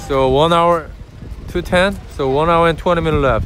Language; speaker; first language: English; non-native, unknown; Korean